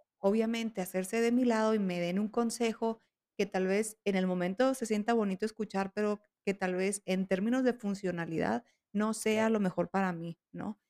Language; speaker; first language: Spanish; native; Spanish